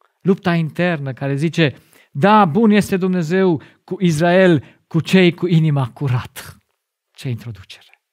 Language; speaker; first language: Romanian; non-native, fluent; German